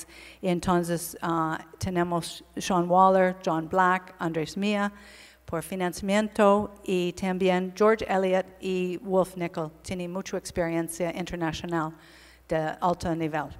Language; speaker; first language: Spanish; non-native, learner; English